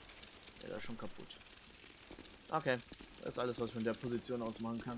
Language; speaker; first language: German; native; German